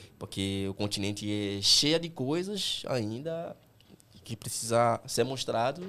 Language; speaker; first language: Portuguese; non-native, fluent; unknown